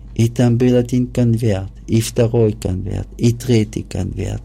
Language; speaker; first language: Ukrainian; non-native, learner; German